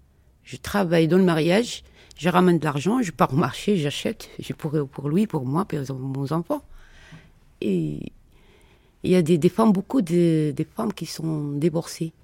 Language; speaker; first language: French; non-native, learner; Arabic